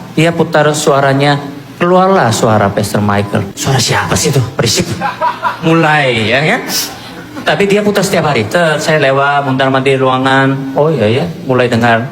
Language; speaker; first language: Indonesian; non-native, fluent; Korean